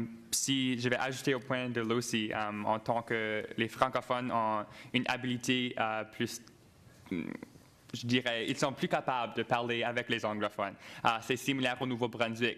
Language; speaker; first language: French; non-native, local second language; English